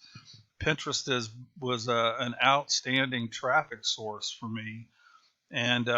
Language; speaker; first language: English; native; English